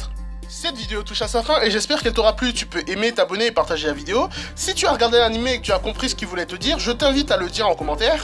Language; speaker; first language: French; native; French